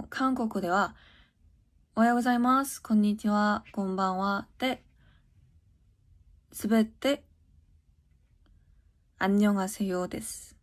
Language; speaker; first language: Japanese; non-native, learner; Korean